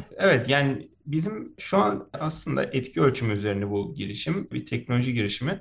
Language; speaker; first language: Turkish; native; Turkish